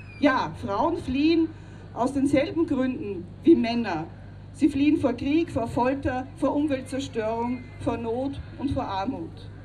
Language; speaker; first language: German; native; German